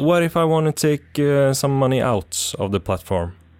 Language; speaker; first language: English; non-native, fluent; Norwegian